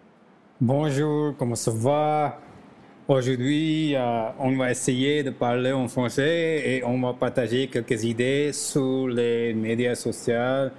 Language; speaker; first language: French; non-native, learner; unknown